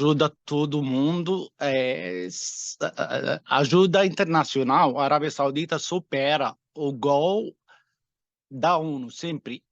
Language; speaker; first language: Portuguese; non-native, fluent; Arabic